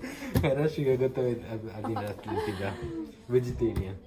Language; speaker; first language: Russian; non-native, learner; Hindi